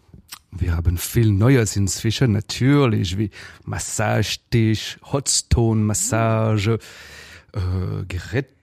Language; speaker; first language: German; non-native, fluent; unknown